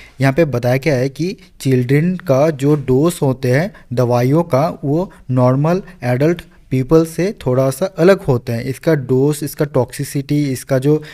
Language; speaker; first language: Hindi; non-native, local second language; Bangla